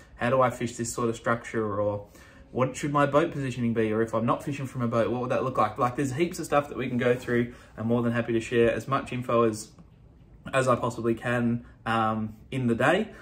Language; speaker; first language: English; native; English